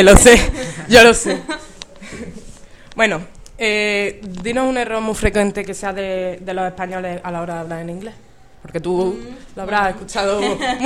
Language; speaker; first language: Spanish; native; Spanish